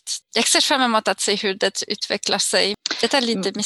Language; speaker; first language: Swedish; non-native, fluent; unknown